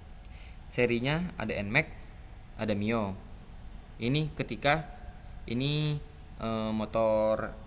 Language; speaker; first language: Indonesian; native; Indonesian